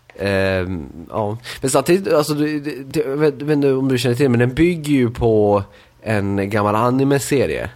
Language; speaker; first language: Swedish; native; Swedish